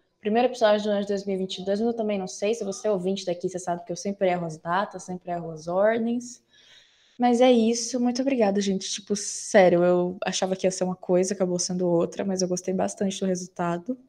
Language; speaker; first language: Portuguese; native; Portuguese